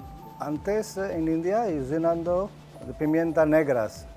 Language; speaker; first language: Spanish; non-native, learner; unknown